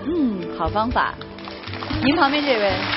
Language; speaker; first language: Chinese; native; Chinese